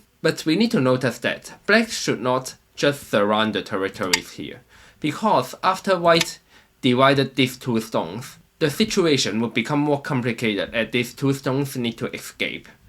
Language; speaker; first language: English; non-native, fluent; Chinese